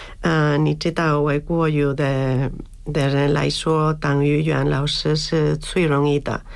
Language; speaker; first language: Chinese; non-native, fluent; Spanish